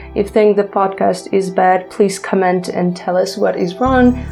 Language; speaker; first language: English; non-native, fluent; Ukrainian